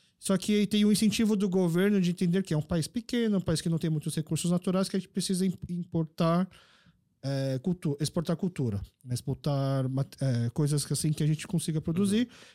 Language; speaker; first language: Portuguese; early bilingual, other home language; Korean